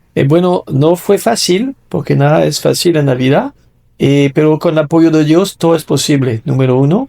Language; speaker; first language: Spanish; non-native, fluent; French